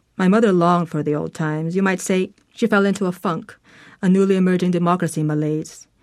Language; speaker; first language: English; non-native, local second language; Filipino